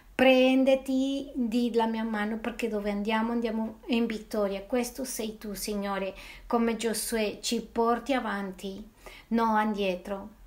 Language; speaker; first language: Italian; non-native, fluent; Spanish